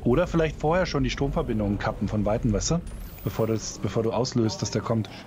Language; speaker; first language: German; native; German